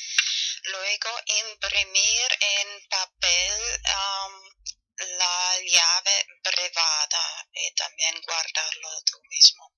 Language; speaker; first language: Spanish; non-native, fluent; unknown